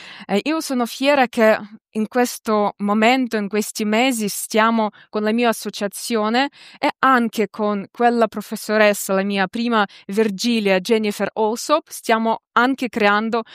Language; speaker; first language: Italian; non-native, fluent; Ukrainian